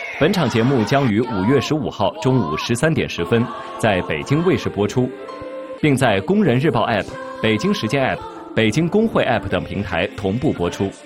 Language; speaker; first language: Chinese; native; Chinese